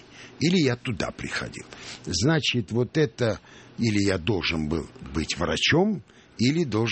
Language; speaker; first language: Russian; non-native, local second language; Armenian